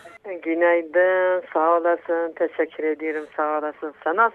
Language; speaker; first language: Turkish; non-native, local second language; Kurdish